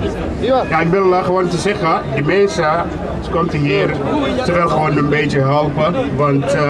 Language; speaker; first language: Dutch; non-native, learner; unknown